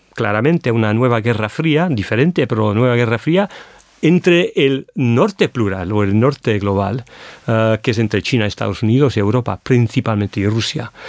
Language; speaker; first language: Spanish; non-native, fluent; English